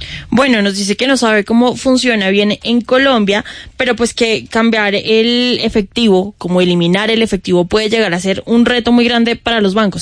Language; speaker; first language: Spanish; native; Spanish